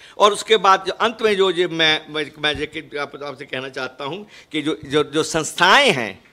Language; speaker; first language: Hindi; non-native, local second language; Punjabi